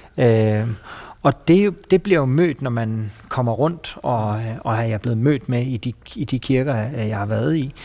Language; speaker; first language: Danish; native; Danish